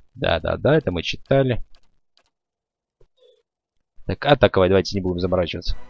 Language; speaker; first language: Russian; native; Russian